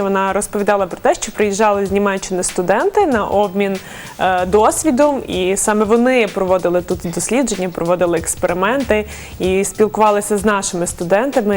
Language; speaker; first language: Ukrainian; native; Ukrainian